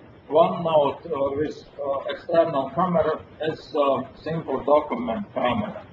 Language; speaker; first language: English; non-native, learner; Latvian